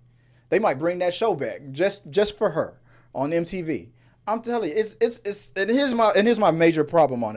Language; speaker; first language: English; native; English